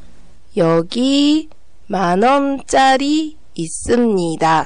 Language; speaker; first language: Korean; non-native, learner; Japanese